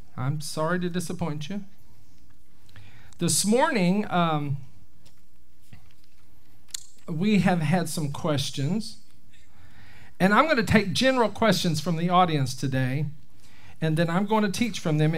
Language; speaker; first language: English; native; English